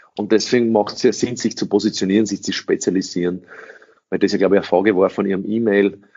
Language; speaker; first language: German; early bilingual, other home language; English